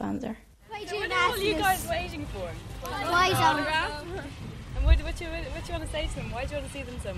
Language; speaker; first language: English; native; English